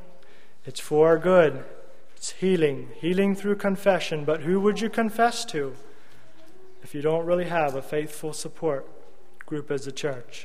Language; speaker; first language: English; native; English